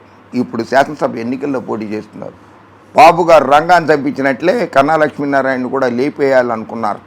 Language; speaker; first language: Telugu; native; Telugu